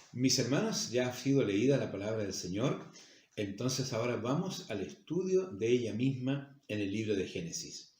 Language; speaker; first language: Spanish; native; Spanish